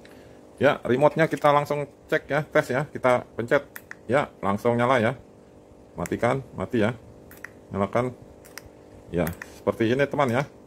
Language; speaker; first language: Indonesian; native; Indonesian